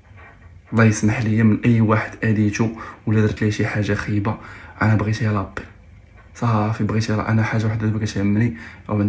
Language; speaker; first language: Arabic; native; Arabic